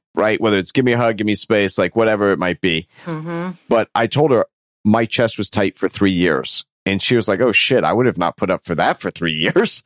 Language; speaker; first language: English; native; English